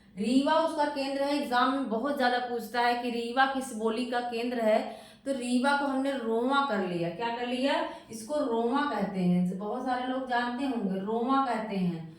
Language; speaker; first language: Hindi; native; Hindi